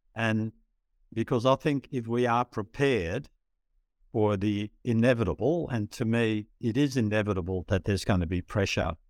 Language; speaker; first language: English; early bilingual, other home language; Dutch